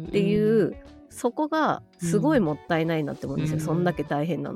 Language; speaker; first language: Japanese; native; Japanese